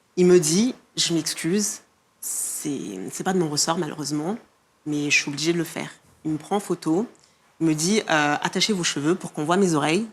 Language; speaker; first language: French; non-native, local second language; Malagasy